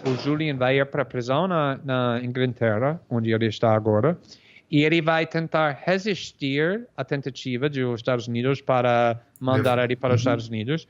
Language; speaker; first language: Portuguese; non-native, fluent; English